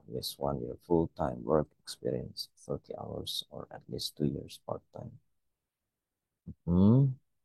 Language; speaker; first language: English; non-native, fluent; Indonesian